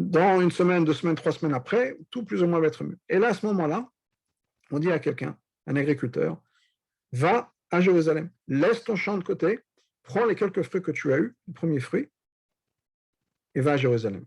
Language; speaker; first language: French; native; French